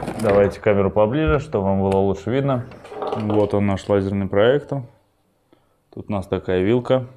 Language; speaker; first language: Russian; native; Russian